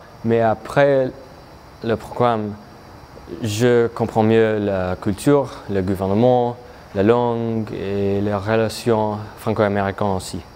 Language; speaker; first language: French; non-native, learner; English